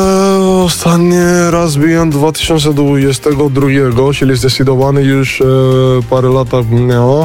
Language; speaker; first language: Polish; non-native, learner; Spanish